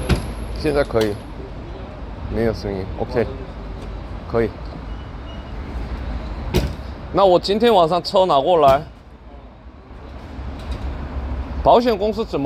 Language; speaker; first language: Chinese; non-native, learner; Korean